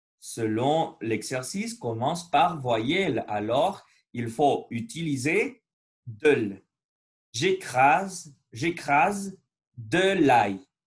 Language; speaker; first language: French; non-native, learner; Spanish